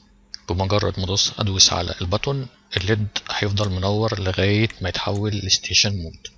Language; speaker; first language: Arabic; native; Arabic